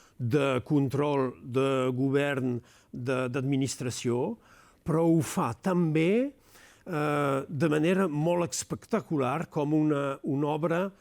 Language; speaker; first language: Catalan; non-native, local second language; French